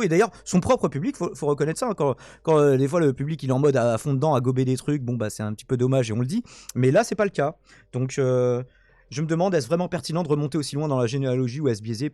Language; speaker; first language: French; native; French